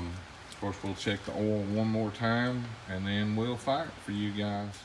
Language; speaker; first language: English; native; English